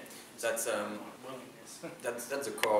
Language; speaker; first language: English; non-native, fluent; French